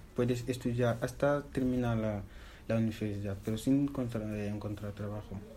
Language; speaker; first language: Spanish; non-native, fluent; Fula